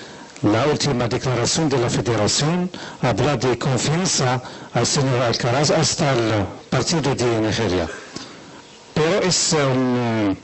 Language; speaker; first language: Spanish; non-native, learner; Arabic